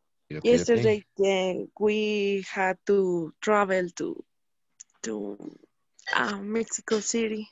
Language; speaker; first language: English; non-native, learner; Spanish